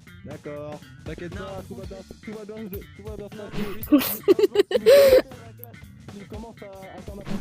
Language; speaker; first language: French; native; French